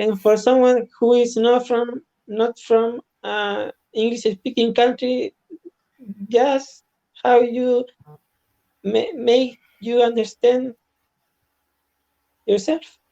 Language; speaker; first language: English; non-native, learner; Spanish